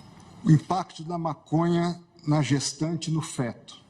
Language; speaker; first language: Portuguese; native; Portuguese